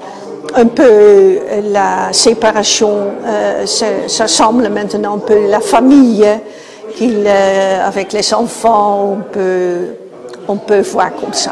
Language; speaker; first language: French; non-native, learner; Spanish